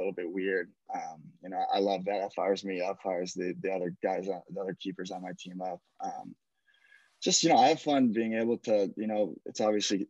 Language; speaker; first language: English; native; English